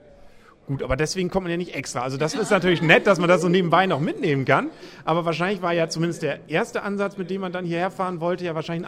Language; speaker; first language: German; native; German